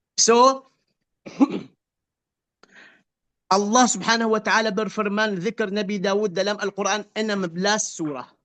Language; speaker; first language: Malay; non-native, fluent; Arabic